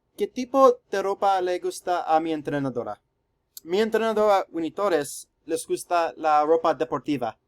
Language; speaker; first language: Spanish; non-native, learner; English